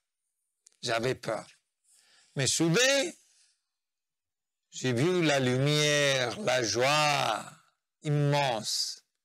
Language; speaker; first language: French; non-native, fluent; Nepali